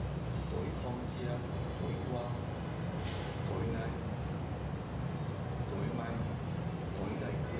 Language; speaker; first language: Vietnamese; non-native, learner; Japanese